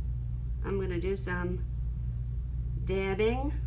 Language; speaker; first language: English; native; English